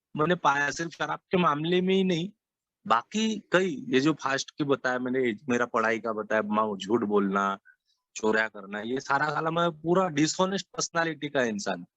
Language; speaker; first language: Hindi; non-native, local second language; Marathi